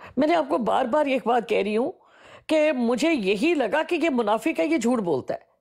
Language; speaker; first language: Urdu; non-native, local second language; Punjabi